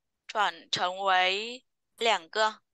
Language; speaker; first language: Chinese; non-native, fluent; Vietnamese